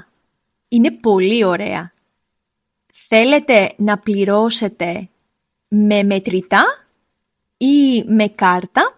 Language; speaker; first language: Greek; non-native, fluent; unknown